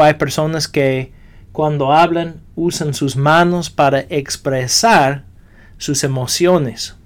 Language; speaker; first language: Spanish; non-native, fluent; English